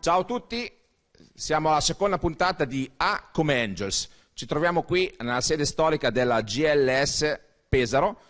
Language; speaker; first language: Italian; native; Italian